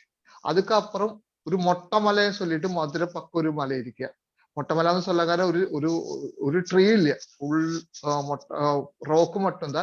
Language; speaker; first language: Tamil; non-native, learner; Malayalam